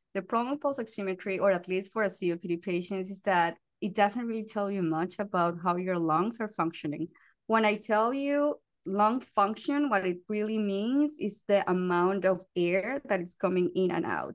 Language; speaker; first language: English; non-native, fluent; Spanish